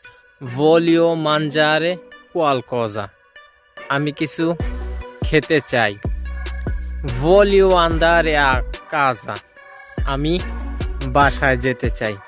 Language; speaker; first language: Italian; non-native, fluent; Bangla